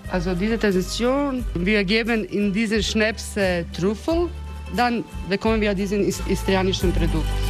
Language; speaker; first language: German; non-native, fluent; Croatian